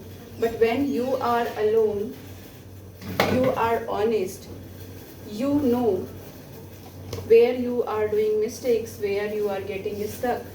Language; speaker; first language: English; non-native, local second language; Hindi